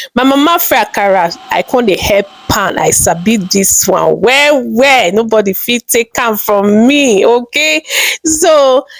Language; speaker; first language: Nigerian Pidgin; native; Nigerian Pidgin